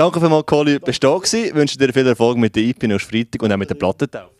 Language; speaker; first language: German; native; German